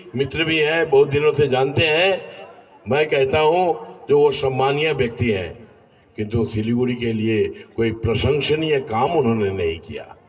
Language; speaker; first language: Hindi; non-native, local second language; Bangla